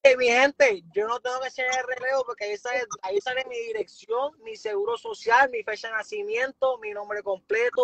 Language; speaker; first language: Spanish; native; Spanish